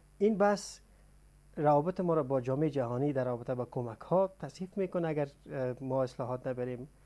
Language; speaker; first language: Persian; native; Persian